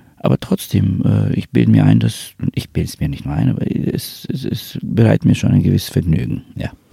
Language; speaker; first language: German; non-native, fluent; Bulgarian